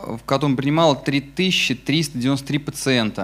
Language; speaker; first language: Russian; native; Russian